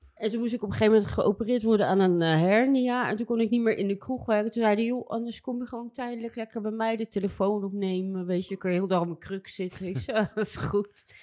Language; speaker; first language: Dutch; native; Dutch